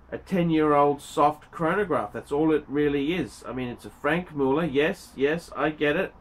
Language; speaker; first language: English; native; English